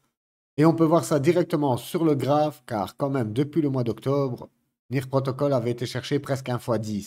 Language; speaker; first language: French; native; French